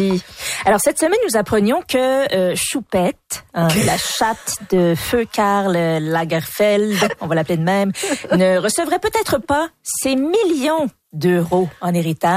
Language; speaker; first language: French; native; French